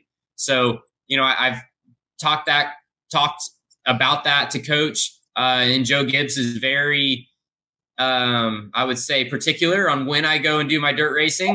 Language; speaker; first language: English; native; English